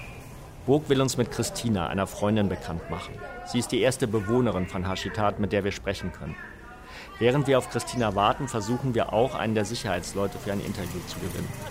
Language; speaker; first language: German; native; German